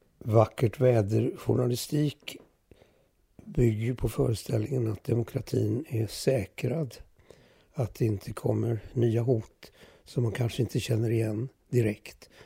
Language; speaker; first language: Swedish; early bilingual, other home language; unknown